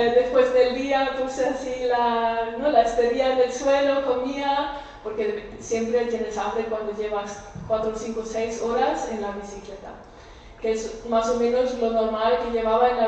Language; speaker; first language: Spanish; non-native, fluent; German